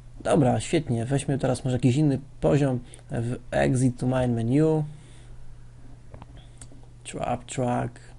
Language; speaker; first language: Polish; native; Polish